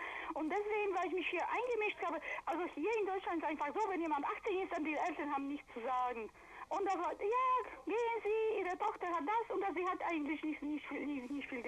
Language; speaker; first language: German; non-native, fluent; Polish